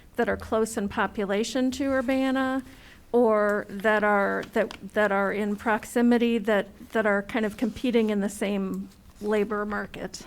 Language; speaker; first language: English; native; English